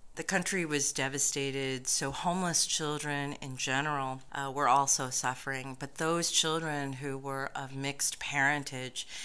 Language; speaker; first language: English; native; English